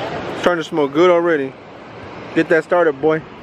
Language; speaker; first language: English; early bilingual, other home language; Spanish